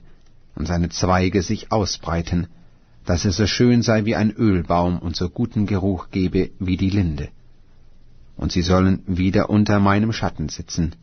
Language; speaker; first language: German; native; German